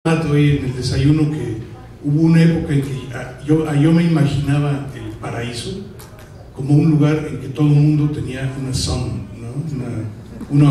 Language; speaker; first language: Spanish; native; Spanish